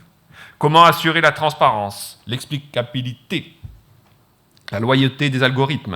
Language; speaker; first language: French; native; French